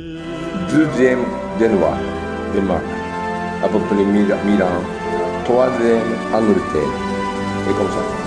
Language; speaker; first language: French; non-native, learner; Japanese